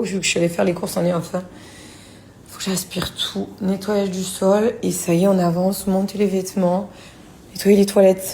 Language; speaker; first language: French; native; French